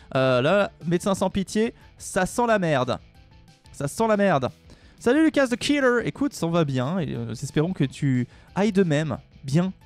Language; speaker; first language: French; native; French